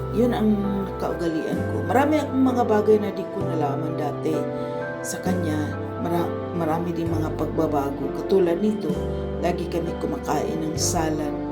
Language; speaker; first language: Filipino; non-native, local second language; Cebuano